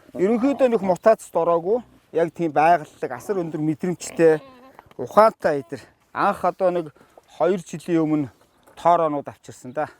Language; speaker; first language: Mongolian; native; Mongolian